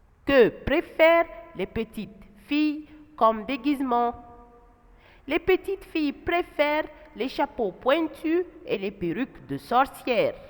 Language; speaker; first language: French; non-native, fluent; Arabic